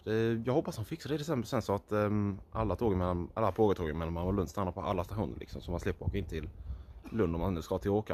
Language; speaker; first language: Swedish; native; Swedish